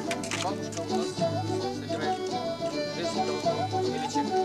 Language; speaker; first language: Russian; non-native, local second language; Kyrgyz